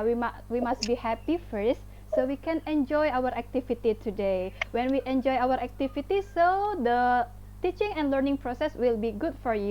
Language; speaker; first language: English; non-native, fluent; Indonesian